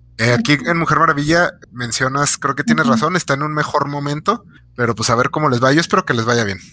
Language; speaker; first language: Spanish; native; Spanish